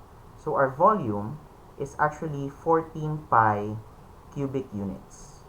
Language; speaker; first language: English; non-native, local second language; Filipino